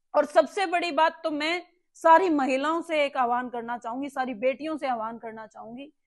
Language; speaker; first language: Hindi; native; Hindi